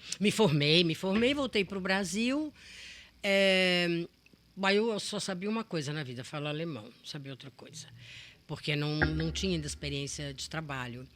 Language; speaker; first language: Portuguese; native; Portuguese